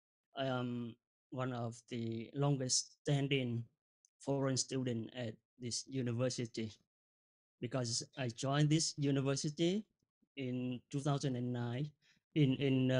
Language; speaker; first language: English; non-native, fluent; Vietnamese